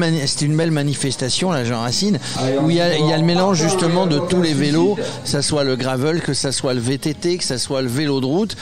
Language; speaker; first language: French; native; French